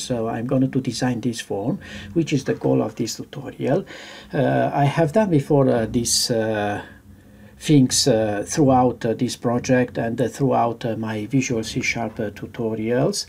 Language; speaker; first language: English; non-native, fluent; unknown